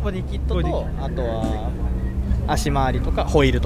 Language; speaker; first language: Japanese; native; Japanese